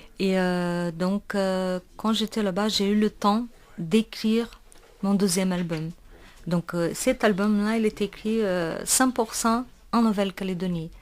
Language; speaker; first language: French; non-native, fluent; Portuguese